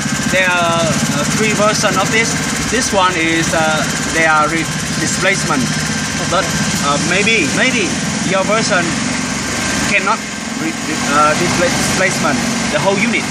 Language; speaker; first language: English; non-native, learner; Vietnamese